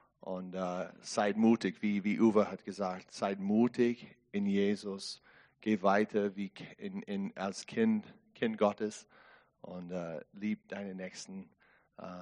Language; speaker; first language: German; non-native, learner; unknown